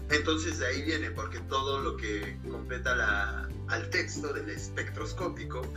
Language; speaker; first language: Spanish; native; Spanish